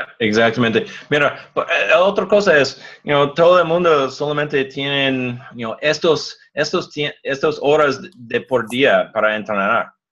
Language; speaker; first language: Spanish; non-native, learner; English